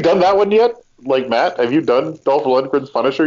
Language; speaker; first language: English; native; English